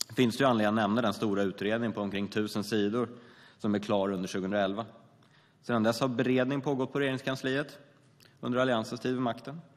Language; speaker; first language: Swedish; native; Swedish